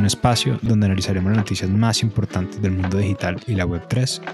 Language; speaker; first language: Spanish; native; Spanish